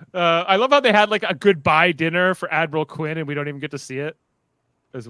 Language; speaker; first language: English; native; English